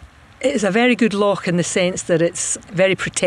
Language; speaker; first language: English; native; English